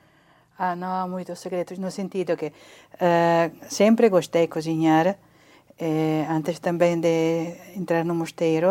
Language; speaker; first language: Portuguese; non-native, fluent; Italian